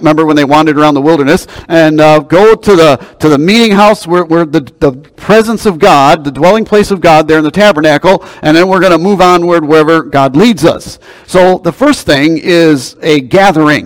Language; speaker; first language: English; native; English